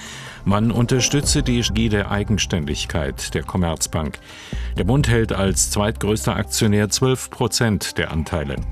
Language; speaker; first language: German; native; German